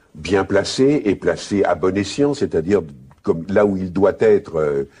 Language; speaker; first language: French; native; French